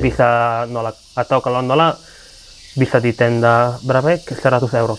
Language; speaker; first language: Indonesian; non-native, fluent; Italian